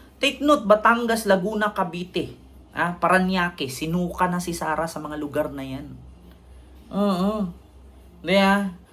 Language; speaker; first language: Filipino; non-native, local second language; Cebuano